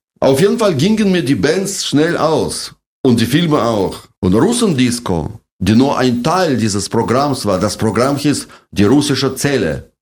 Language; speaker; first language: German; non-native, fluent; Russian